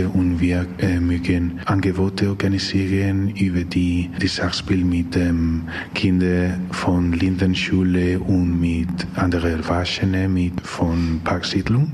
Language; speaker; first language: German; non-native, learner; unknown